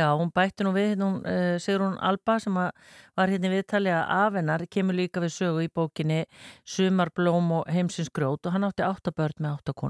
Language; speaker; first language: Icelandic; native; Icelandic